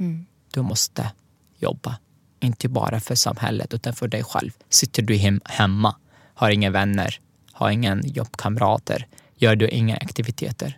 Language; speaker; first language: Swedish; non-native, learner; Arabic